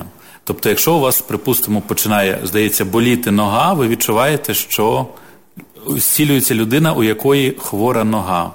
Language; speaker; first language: Ukrainian; native; Ukrainian